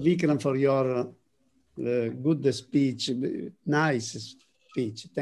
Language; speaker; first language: English; non-native, learner; Italian